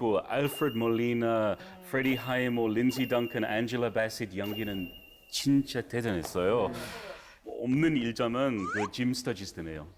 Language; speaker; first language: Korean; non-native, fluent; English